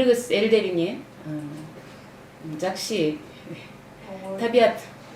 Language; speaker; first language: Kyrgyz; non-native, fluent; Korean